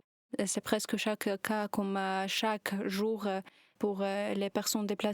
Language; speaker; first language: French; non-native, learner; Ukrainian